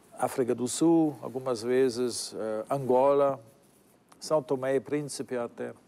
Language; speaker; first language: Portuguese; non-native, fluent; German